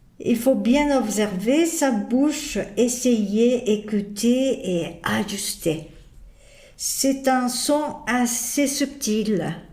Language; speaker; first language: French; non-native, fluent; Japanese